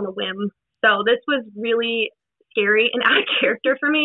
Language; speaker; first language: English; native; English